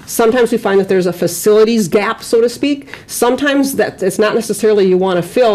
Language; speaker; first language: English; native; English